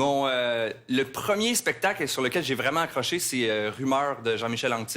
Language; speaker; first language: French; native; French